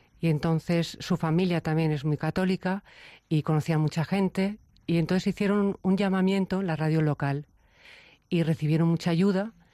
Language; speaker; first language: Spanish; native; Spanish